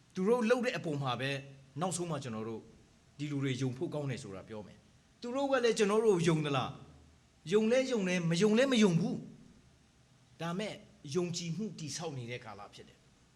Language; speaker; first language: Burmese; non-native, local second language; Hakha Chin